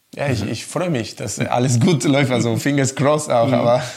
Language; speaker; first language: German; non-native, learner; Spanish